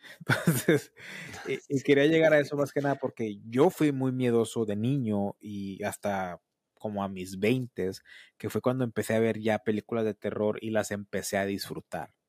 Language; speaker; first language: Spanish; early bilingual, heritage; Spanish